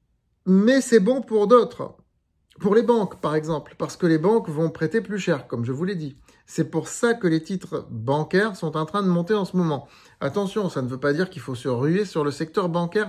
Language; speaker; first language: French; native; French